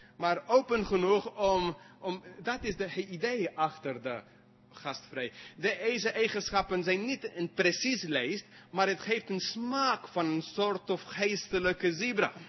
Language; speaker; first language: Dutch; non-native, fluent; English